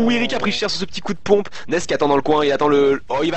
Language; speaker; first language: French; native; French